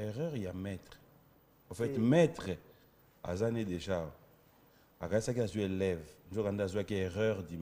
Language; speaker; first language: French; non-native, local second language; Lingala